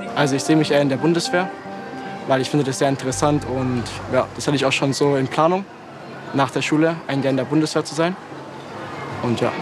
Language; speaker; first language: German; native; German